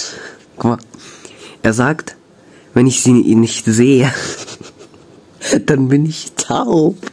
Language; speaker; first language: German; early bilingual, other home language; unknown